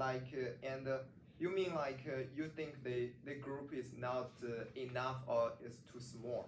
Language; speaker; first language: English; non-native, learner; Chinese